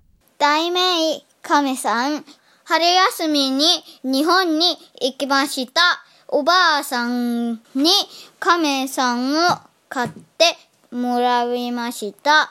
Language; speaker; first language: Japanese; early bilingual, heritage; Japanese